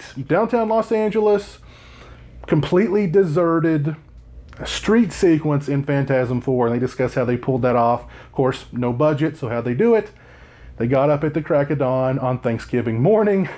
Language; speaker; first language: English; native; English